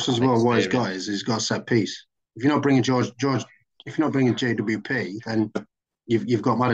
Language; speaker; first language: English; native; English